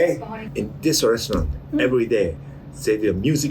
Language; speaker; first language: English; non-native, learner; Japanese